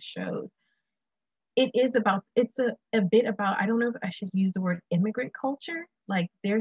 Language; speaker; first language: English; non-native, local second language; Akan